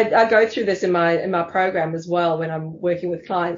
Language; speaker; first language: English; native; English